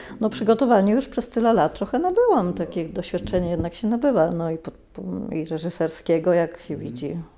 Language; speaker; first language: Polish; non-native, local second language; Lithuanian